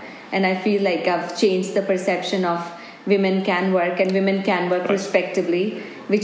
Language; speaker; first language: English; non-native, local second language; Hindi